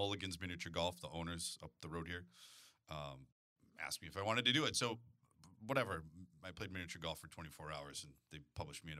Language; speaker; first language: English; native; English